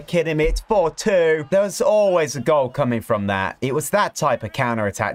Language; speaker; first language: English; native; English